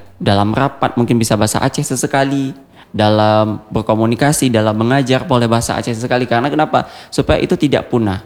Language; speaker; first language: Indonesian; non-native, local second language; Achinese